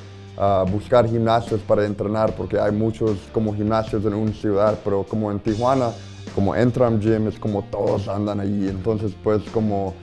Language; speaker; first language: Spanish; early bilingual, heritage; Spanish